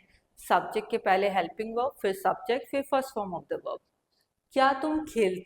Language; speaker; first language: Hindi; native; Hindi